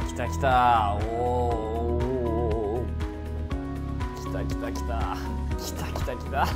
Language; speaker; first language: Japanese; native; Japanese